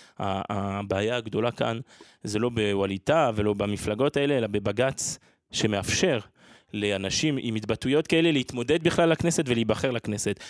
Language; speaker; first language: Hebrew; non-native, fluent; French